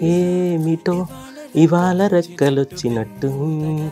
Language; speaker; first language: Telugu; non-native, local second language; Tamil